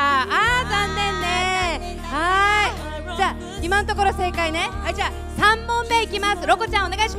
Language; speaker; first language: Japanese; native; Japanese